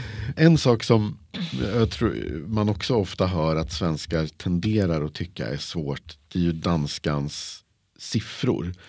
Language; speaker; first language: Swedish; native; Swedish